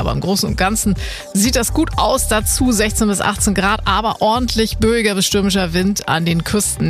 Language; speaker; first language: German; native; German